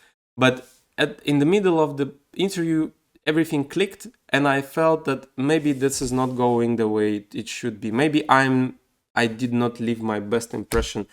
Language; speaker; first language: English; non-native, fluent; Russian